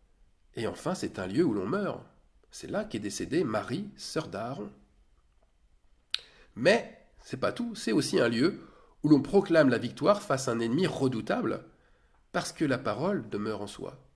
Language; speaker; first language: French; native; French